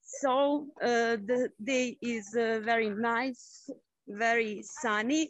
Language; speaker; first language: English; non-native, fluent; Croatian